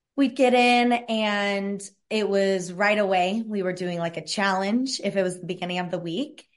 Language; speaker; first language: English; native; English